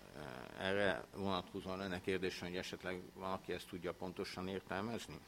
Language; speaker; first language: Hungarian; native; Hungarian